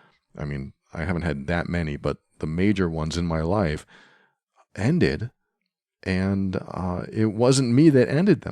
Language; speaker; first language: English; native; English